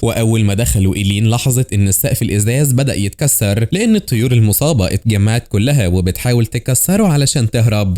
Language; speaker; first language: Arabic; native; Arabic